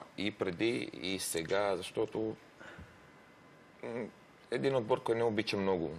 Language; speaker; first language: Bulgarian; non-native, learner; Romanian